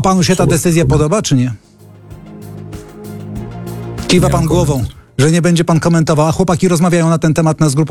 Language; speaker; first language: Polish; native; Polish